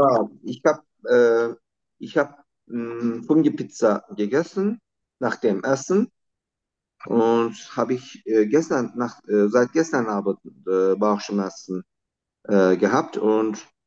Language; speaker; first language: German; non-native, learner; Turkish